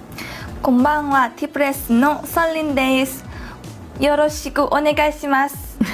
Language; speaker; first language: Japanese; non-native, learner; Korean